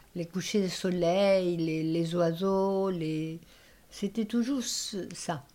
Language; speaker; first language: French; non-native, fluent; Spanish